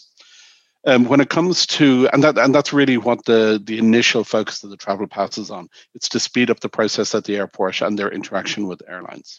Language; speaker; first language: English; native; English